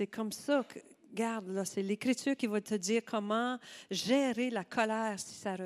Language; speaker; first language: French; native; French